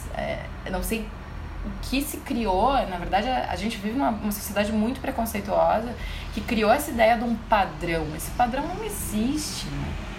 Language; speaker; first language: Portuguese; native; Portuguese